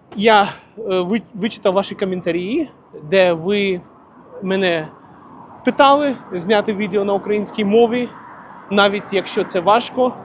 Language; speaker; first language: Ukrainian; non-native, local second language; Russian